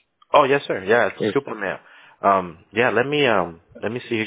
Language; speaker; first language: English; early bilingual, other home language; Spanish